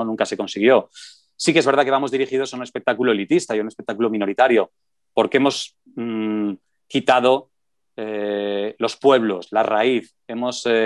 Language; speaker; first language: Spanish; native; Spanish